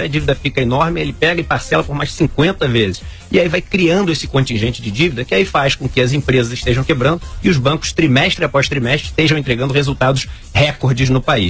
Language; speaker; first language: Portuguese; native; Portuguese